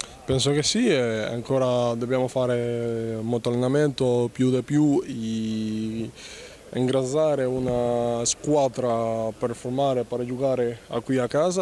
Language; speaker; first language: Italian; non-native, learner; Spanish